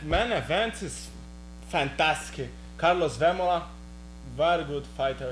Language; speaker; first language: English; non-native, learner; Portuguese